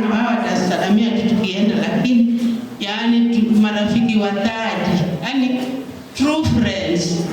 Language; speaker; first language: Swahili; native; Swahili